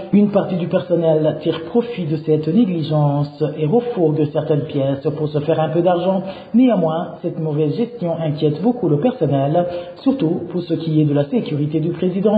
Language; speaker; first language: French; non-native, local second language; Rundi